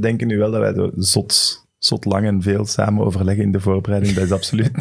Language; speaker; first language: Dutch; native; Dutch